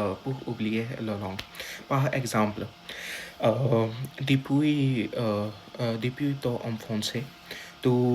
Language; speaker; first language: French; non-native, learner; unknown